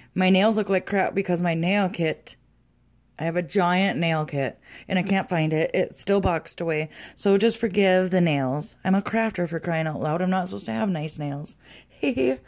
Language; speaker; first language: English; native; English